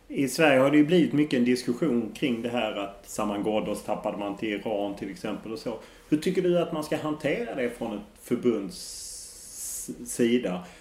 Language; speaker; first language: Swedish; native; Swedish